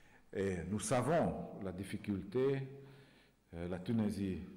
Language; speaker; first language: French; non-native, fluent; Hungarian